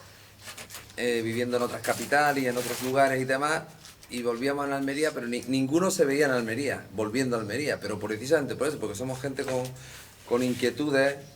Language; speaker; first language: Spanish; native; Spanish